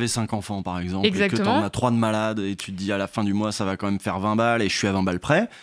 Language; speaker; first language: French; native; French